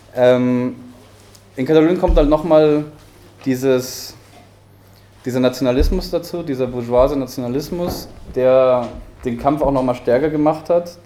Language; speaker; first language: German; early bilingual, heritage; Spanish